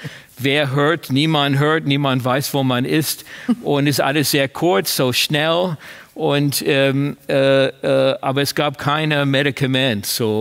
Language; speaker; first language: German; non-native, fluent; English